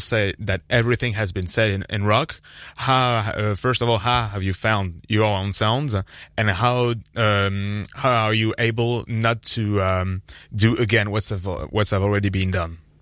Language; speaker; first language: English; non-native, fluent; French